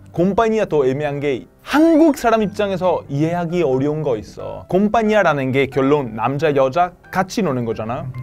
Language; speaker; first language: Korean; non-native, fluent; Italian